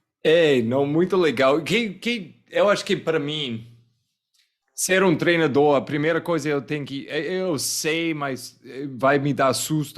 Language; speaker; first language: Portuguese; non-native, fluent; English